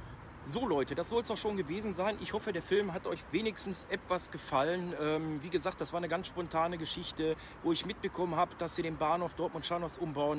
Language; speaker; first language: German; native; German